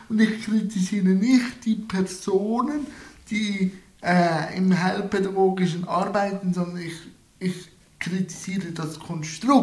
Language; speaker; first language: German; native; German